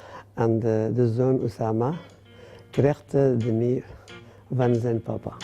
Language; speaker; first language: Dutch; non-native, learner; Arabic